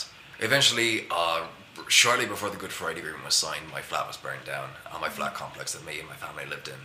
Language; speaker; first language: English; native; English